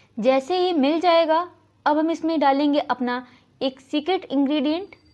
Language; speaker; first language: Hindi; native; Hindi